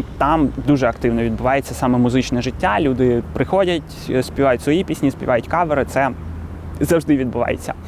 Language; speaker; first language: Ukrainian; non-native, local second language; Russian